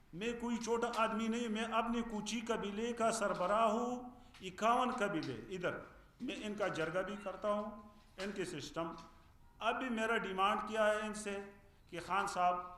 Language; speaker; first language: Urdu; non-native, fluent; Pashto